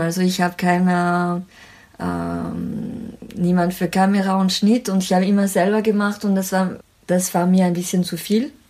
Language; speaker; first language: German; non-native, fluent; French